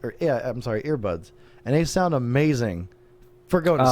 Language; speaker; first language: English; native; English